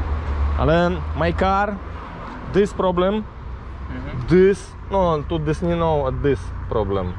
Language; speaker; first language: English; non-native, learner; Polish